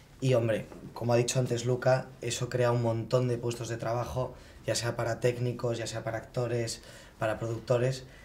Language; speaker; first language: Spanish; native; Spanish